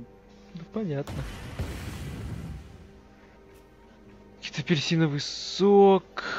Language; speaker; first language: Russian; native; Russian